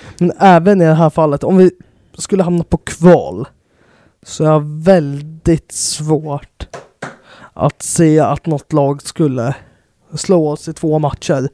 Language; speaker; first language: Swedish; native; Swedish